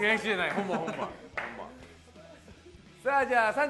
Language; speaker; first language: Japanese; native; Japanese